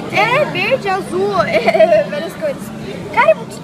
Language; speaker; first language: Portuguese; native; Portuguese